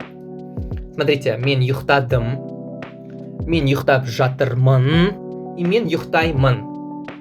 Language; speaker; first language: Kazakh; non-native, learner; Russian